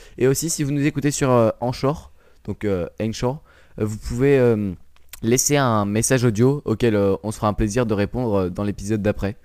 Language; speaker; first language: French; native; French